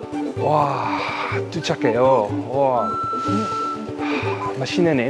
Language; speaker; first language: Korean; non-native, learner; English